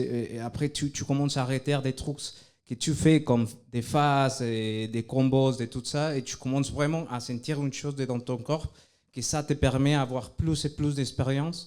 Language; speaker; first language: French; non-native, fluent; Spanish